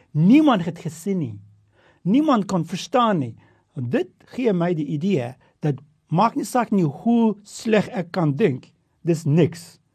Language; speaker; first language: Afrikaans; non-native, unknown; Turkish